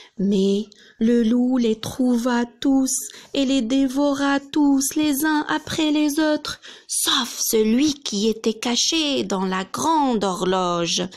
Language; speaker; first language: French; non-native, local second language; Arabic